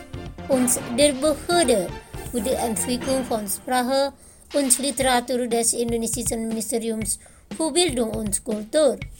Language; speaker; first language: German; non-native, fluent; Indonesian